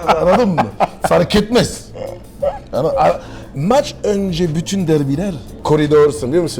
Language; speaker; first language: Turkish; non-native, learner; French